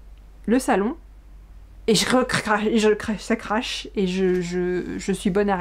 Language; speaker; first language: French; native; French